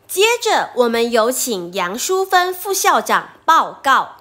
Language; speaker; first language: Chinese; native; Chinese